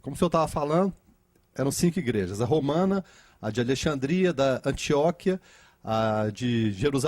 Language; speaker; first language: Portuguese; native; Portuguese